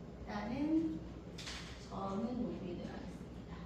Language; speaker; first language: Korean; native; Korean